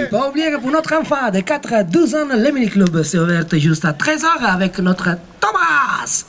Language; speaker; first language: French; non-native, learner; Italian